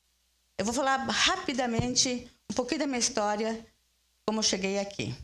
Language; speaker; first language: Portuguese; early bilingual, other home language; Spanish